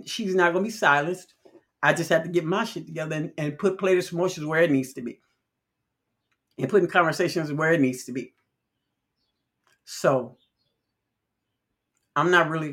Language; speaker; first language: English; native; English